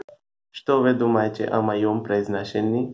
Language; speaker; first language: Russian; non-native, learner; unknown